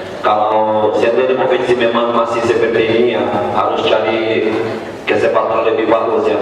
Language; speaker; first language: Indonesian; non-native, fluent; Portuguese